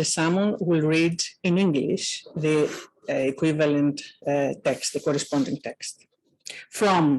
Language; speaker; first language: English; non-native, fluent; Greek